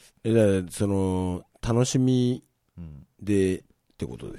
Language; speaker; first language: Japanese; native; Japanese